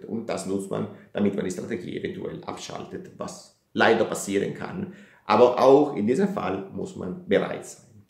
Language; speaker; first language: German; non-native, fluent; Italian